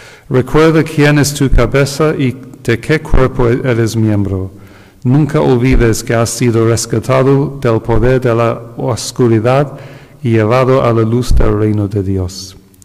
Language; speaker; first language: Spanish; non-native, fluent; English